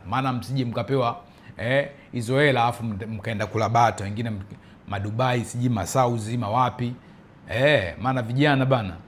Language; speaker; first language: Swahili; early bilingual, heritage; Swahili